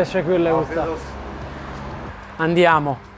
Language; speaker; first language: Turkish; non-native, learner; Italian